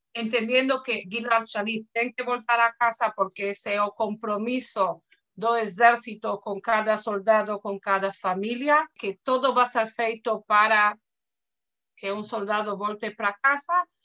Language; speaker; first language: Portuguese; non-native, fluent; Hebrew